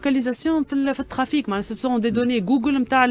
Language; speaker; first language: Arabic; native; Arabic